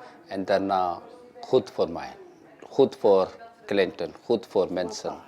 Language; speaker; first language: Dutch; non-native, learner; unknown